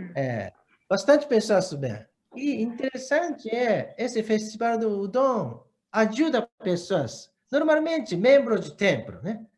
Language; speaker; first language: Portuguese; non-native, learner; Japanese